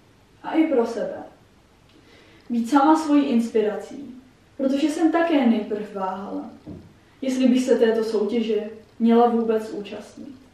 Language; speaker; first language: Czech; early bilingual, heritage; Czech